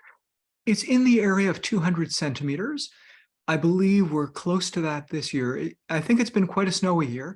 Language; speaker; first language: English; native; English